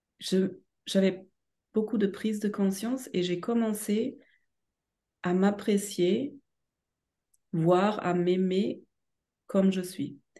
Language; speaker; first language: French; non-native, fluent; German